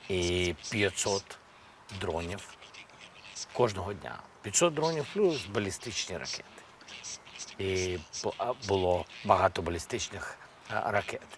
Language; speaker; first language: Ukrainian; non-native, local second language; Russian